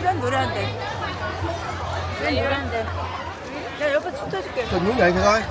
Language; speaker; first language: Korean; native; Korean